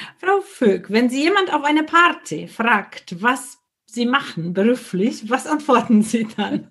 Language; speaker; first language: German; non-native, fluent; Polish